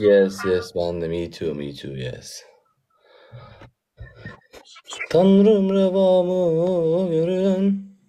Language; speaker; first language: Turkish; native; Turkish